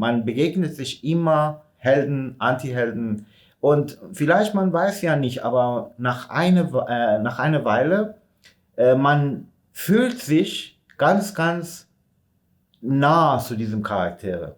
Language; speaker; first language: German; non-native, fluent; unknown